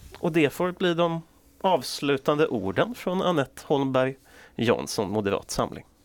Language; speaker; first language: Swedish; native; Swedish